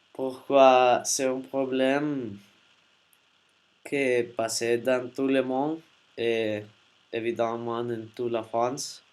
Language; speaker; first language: French; non-native, learner; Spanish